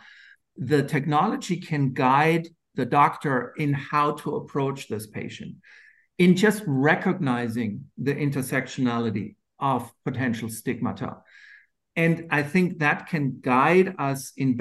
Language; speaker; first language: English; non-native, fluent; German